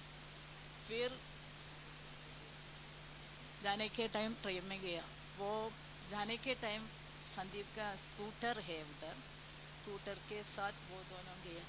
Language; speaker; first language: Hindi; non-native, local second language; Malayalam